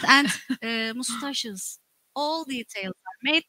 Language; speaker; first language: English; non-native, fluent; Turkish